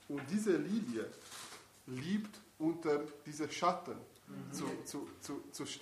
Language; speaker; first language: German; non-native, fluent; Italian